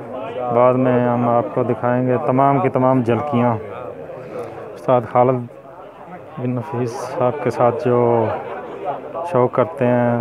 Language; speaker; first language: Hindi; non-native, local second language; Punjabi